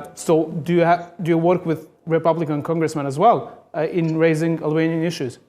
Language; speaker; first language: English; non-native, fluent; Albanian